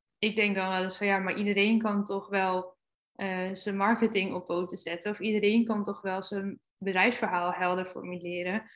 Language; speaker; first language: Dutch; native; Dutch